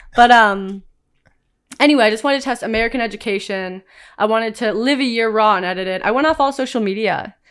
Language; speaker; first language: English; native; English